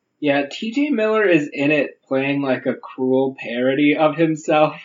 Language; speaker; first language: English; native; English